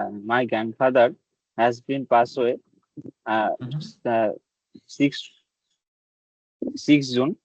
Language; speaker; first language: English; non-native, learner; Bangla